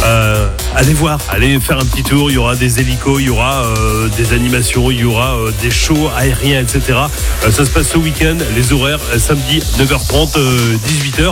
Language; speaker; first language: French; native; French